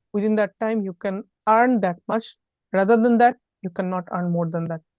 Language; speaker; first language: English; non-native, fluent; Bangla